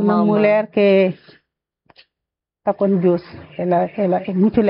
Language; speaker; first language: Portuguese; non-native, learner; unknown